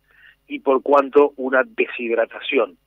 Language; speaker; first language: Spanish; native; Spanish